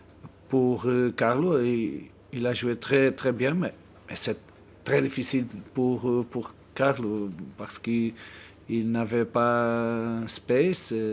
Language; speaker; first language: French; non-native, learner; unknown